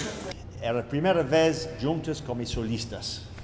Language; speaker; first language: Portuguese; non-native, fluent; Italian